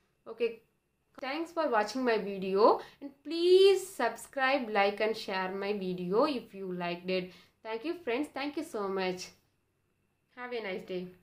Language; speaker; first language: English; non-native, local second language; Tamil